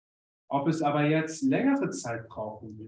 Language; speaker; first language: German; native; German